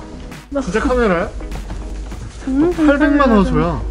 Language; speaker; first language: Korean; native; Korean